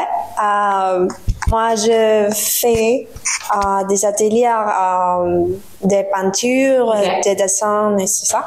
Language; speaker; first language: French; non-native, learner; Spanish